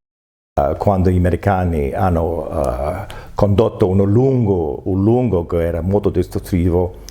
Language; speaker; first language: Italian; non-native, fluent; English